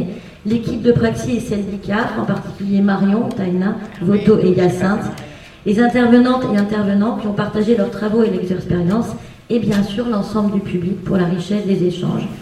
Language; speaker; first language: French; native; French